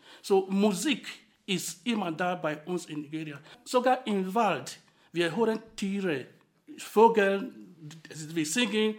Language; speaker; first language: German; non-native, fluent; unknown